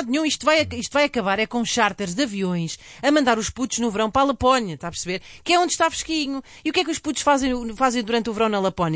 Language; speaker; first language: Portuguese; native; Portuguese